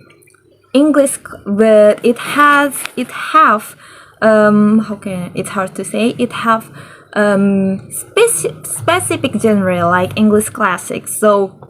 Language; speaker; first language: English; non-native, learner; Indonesian